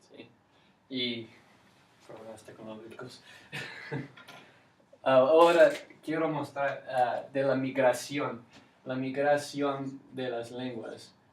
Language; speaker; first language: Spanish; non-native, fluent; English